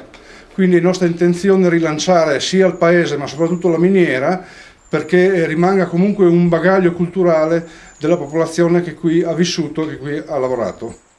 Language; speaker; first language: Italian; native; Italian